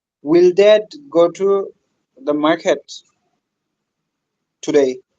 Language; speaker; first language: English; non-native, local second language; Bangla